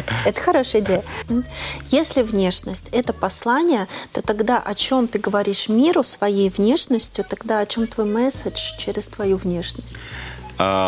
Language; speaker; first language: Russian; native; Russian